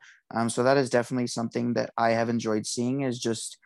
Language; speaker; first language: English; native; English